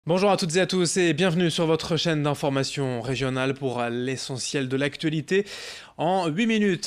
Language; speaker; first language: French; native; French